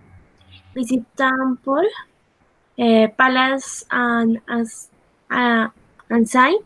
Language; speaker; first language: English; non-native, learner; Spanish